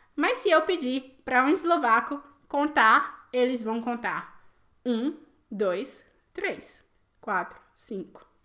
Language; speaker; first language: Portuguese; native; Portuguese